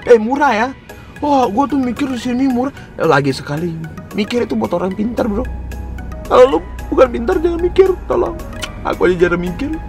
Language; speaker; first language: Indonesian; non-native, fluent; Russian